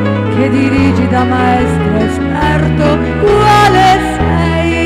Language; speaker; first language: Italian; native; Italian